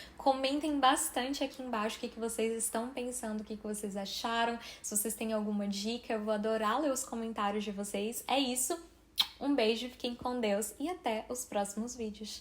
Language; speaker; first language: Portuguese; native; Portuguese